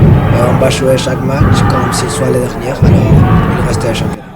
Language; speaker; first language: French; non-native, fluent; Spanish